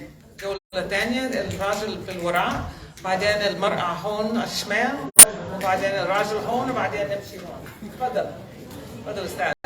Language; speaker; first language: Arabic; early bilingual, heritage; Arabic